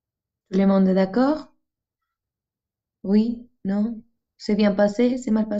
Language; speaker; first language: French; non-native, fluent; Spanish